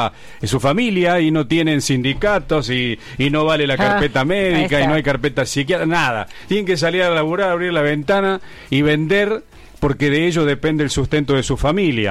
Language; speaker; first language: Spanish; native; Spanish